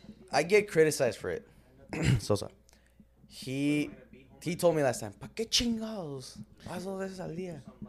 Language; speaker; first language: Spanish; early bilingual, heritage; Spanish